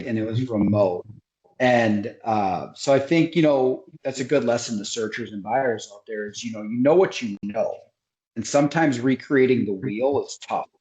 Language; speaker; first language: English; native; English